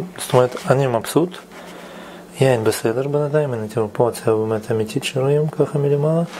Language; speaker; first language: Hebrew; non-native, fluent; Russian